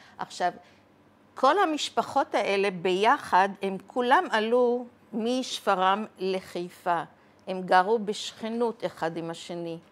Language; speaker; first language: Hebrew; early bilingual, other home language; Arabic